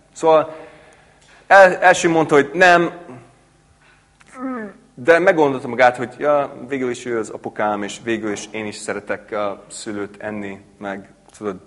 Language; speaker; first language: Hungarian; non-native, fluent; English